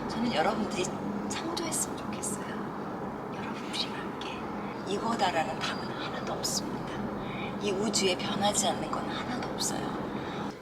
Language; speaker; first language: Korean; native; Korean